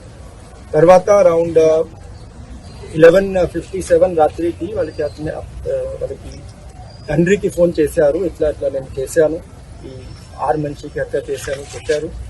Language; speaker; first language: Telugu; non-native, local second language; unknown